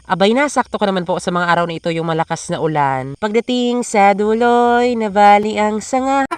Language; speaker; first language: Filipino; non-native, local second language; Bikol